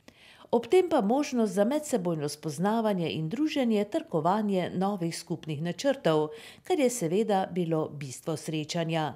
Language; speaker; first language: Slovenian; native; Slovenian